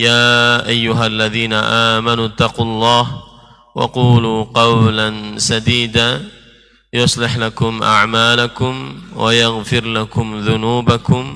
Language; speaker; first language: Arabic; non-native, fluent; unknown